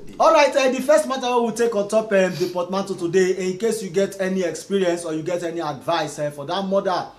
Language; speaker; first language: Nigerian Pidgin; native; Nigerian Pidgin